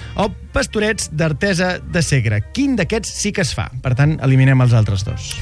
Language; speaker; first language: Catalan; native; Catalan